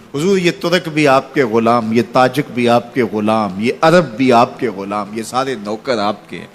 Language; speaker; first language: Urdu; non-native, local second language; Punjabi